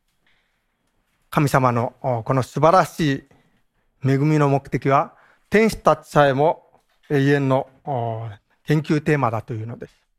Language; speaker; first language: Japanese; native; Japanese